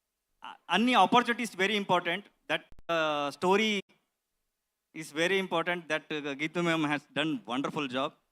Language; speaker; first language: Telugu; non-native, learner; Kannada